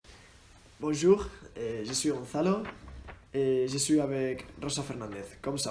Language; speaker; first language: French; non-native, learner; Spanish